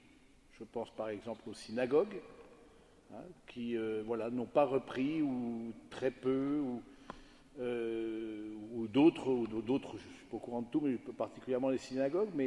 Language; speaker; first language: French; native; French